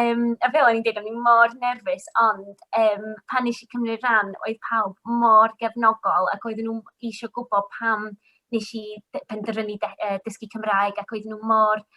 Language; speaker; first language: Welsh; non-native, local second language; English